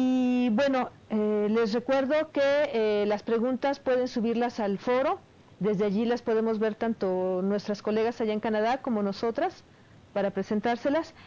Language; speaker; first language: Spanish; native; Spanish